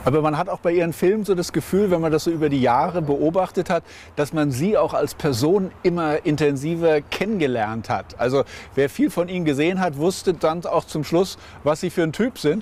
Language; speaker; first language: German; native; German